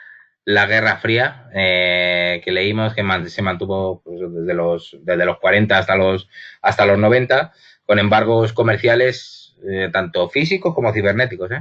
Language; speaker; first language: Spanish; native; Spanish